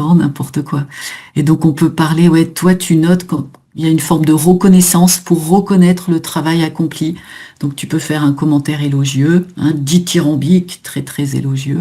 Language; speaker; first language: French; native; French